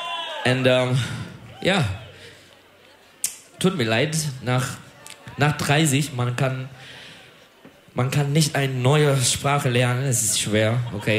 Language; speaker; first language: German; non-native, learner; Turkish